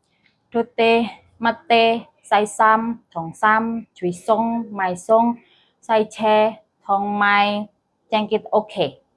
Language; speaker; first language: Cantonese; non-native, learner; Indonesian